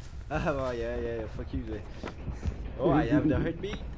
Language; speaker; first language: English; non-native, learner; French